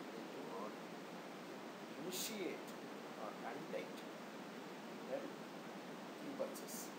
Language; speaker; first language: English; non-native, local second language; Tamil